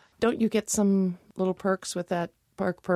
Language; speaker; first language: English; native; English